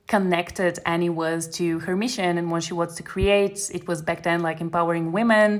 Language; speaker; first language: English; non-native, fluent; Bulgarian